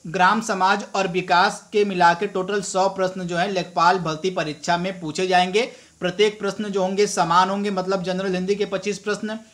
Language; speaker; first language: Hindi; native; Hindi